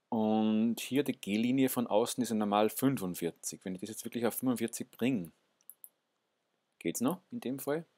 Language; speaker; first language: German; native; German